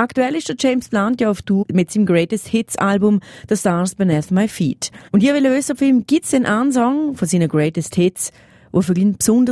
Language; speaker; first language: German; native; German